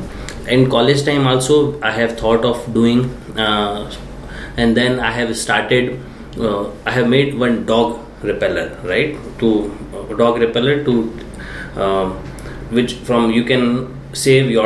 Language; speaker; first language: English; non-native, local second language; Hindi